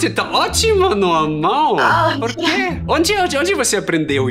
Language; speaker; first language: Portuguese; non-native, learner; German